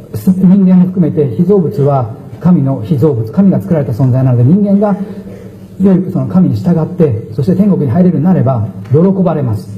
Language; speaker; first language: Japanese; native; Japanese